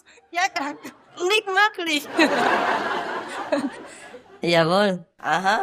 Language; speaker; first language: German; non-native, learner; Vietnamese